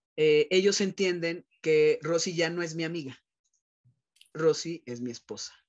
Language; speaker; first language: Spanish; native; Spanish